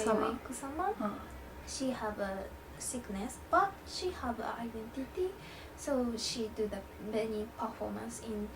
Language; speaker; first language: English; non-native, learner; Japanese